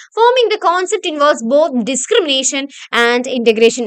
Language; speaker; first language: English; non-native, local second language; Malayalam